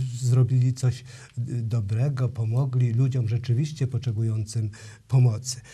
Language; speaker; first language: Polish; native; Polish